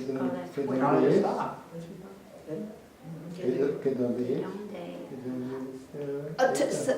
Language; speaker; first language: Spanish; non-native, learner; English